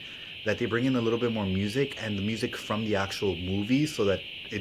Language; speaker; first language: English; native; English